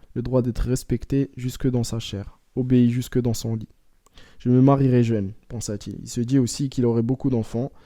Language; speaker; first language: French; non-native, local second language; Arabic